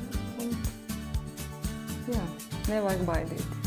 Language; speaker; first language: Latvian; non-native, learner; Russian